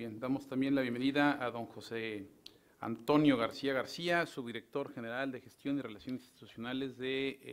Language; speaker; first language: Spanish; native; Spanish